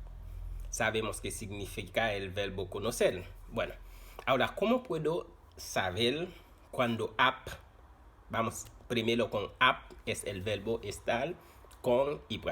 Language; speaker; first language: Spanish; non-native, fluent; Haitian Creole